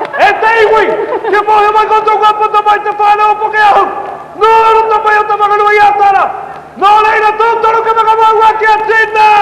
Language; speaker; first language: Māori; native; Māori